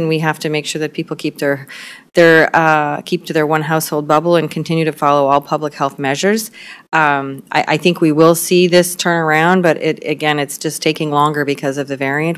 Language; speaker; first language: English; native; English